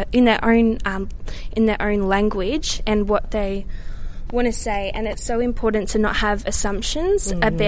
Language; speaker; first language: English; native; English